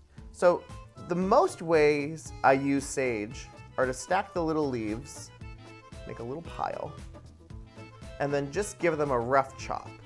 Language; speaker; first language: English; native; English